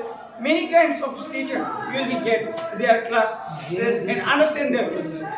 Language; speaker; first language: English; non-native, learner; Bangla